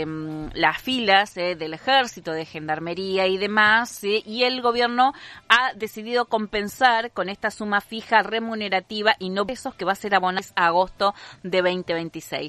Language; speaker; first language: Spanish; native; Spanish